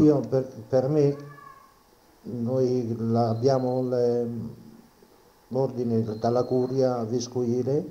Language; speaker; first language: Italian; native; Italian